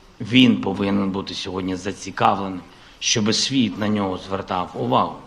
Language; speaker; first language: Ukrainian; non-native, local second language; Russian